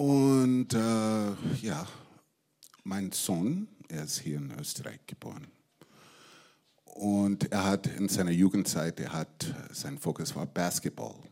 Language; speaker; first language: German; non-native, fluent; English